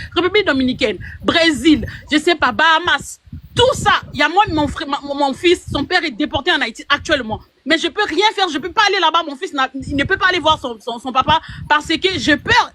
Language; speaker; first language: French; non-native, local second language; Lingala